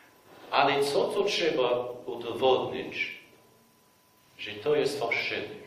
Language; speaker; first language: Polish; non-native, fluent; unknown